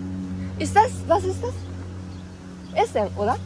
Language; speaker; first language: German; non-native, learner; Japanese